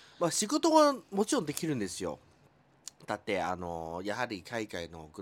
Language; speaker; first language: Japanese; non-native, fluent; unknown